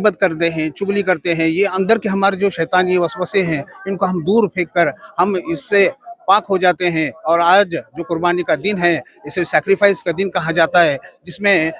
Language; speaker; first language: Urdu; native; Urdu